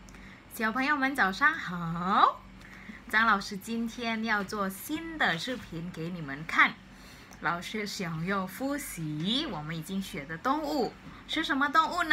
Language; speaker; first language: Chinese; non-native, fluent; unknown